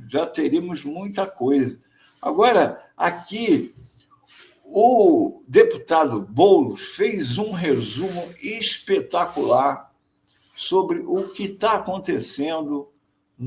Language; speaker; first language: Portuguese; native; Portuguese